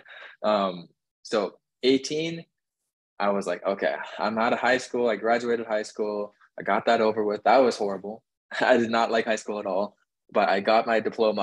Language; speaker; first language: English; native; English